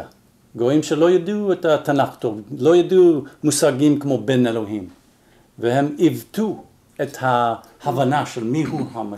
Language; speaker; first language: Hebrew; non-native, fluent; English